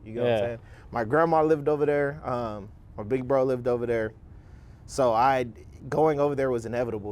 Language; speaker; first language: English; native; English